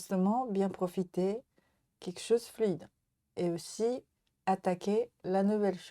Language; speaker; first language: French; non-native, learner; Japanese